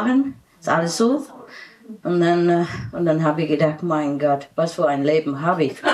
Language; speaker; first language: German; non-native, learner; Vietnamese